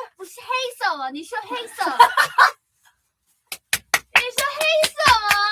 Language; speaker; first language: Chinese; non-native, learner; Thai